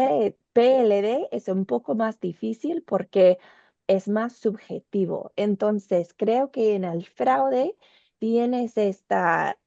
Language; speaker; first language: Spanish; non-native, learner; English